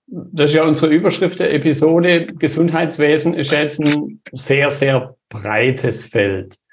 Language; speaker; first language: German; native; German